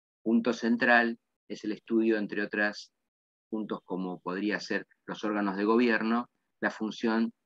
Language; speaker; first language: Spanish; native; Spanish